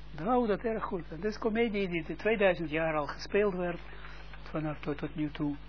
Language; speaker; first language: Dutch; non-native, fluent; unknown